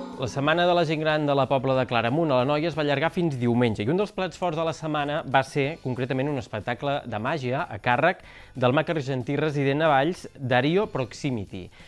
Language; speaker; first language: Catalan; native; Catalan